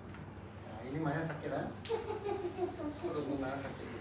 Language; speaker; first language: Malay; non-native, local second language; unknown